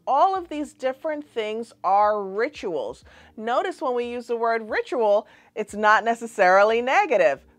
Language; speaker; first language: English; native; English